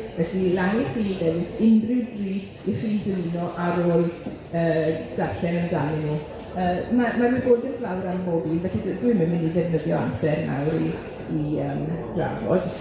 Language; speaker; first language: Welsh; native; Welsh